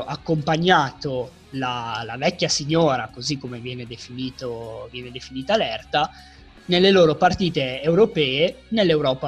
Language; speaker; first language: Italian; native; Italian